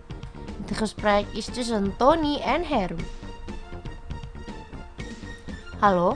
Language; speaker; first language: Dutch; non-native, learner; Indonesian